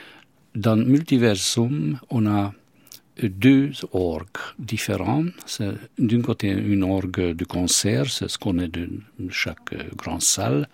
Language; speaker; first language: French; non-native, fluent; Hungarian